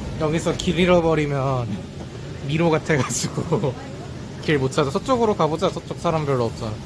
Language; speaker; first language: Korean; native; Korean